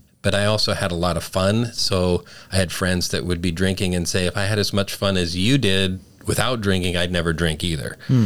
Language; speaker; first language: English; native; English